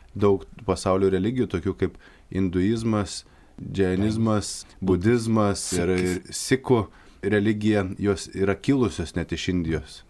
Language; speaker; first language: Lithuanian; native; Lithuanian